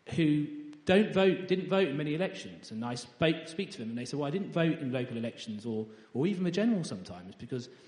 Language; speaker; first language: English; native; English